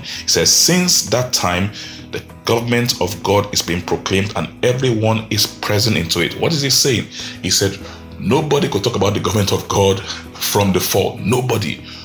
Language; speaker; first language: English; non-native, local second language; Yoruba